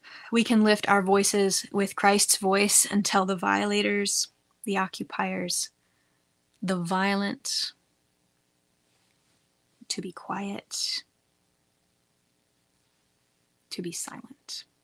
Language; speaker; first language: English; native; English